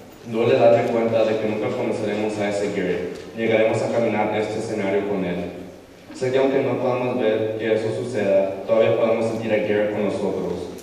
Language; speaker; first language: Spanish; early bilingual, heritage; Spanish